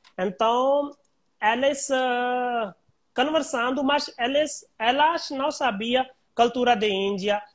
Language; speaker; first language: Portuguese; non-native, learner; Hindi